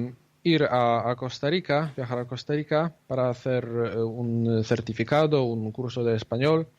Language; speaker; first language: Spanish; non-native, fluent; Polish